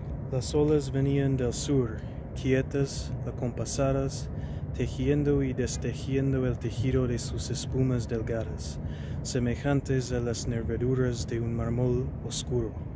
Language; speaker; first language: Spanish; non-native, fluent; English